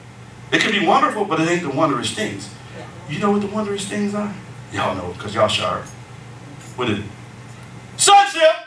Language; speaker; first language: English; native; English